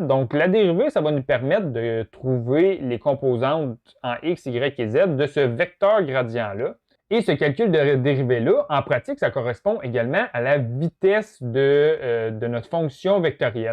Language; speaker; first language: French; native; French